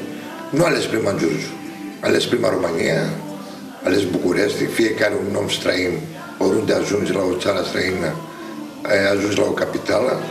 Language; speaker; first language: Romanian; non-native, learner; Greek